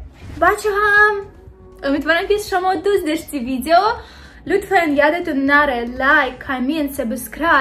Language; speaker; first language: Persian; non-native, learner; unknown